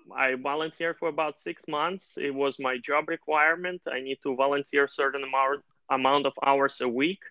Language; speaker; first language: English; non-native, fluent; Russian